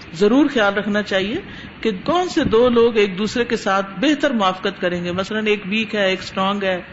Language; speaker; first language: Urdu; non-native, local second language; Punjabi